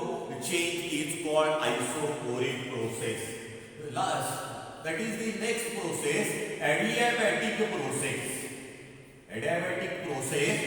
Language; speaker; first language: English; non-native, local second language; Marathi